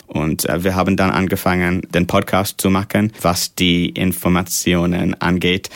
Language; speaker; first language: German; non-native, fluent; English